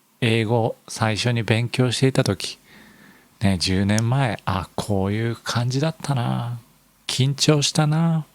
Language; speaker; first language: Japanese; native; Japanese